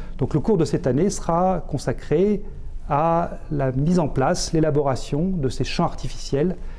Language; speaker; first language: French; native; French